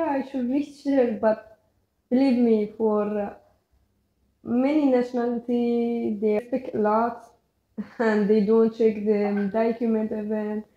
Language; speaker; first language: English; non-native, learner; Persian